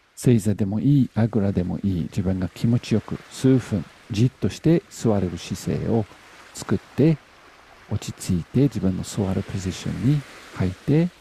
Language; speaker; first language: Japanese; non-native, fluent; English